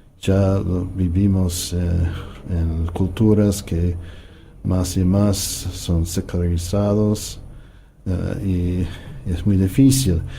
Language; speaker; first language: Spanish; non-native, fluent; English